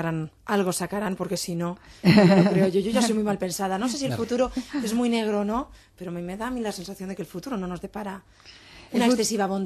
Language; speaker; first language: Spanish; native; Spanish